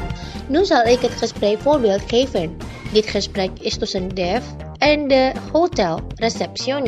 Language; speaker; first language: Dutch; non-native, learner; Indonesian